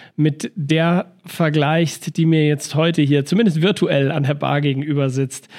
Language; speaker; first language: German; native; German